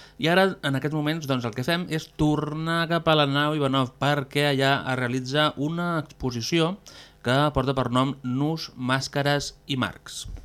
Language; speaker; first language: Catalan; native; Catalan